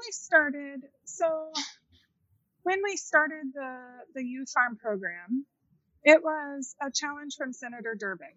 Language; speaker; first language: English; native; English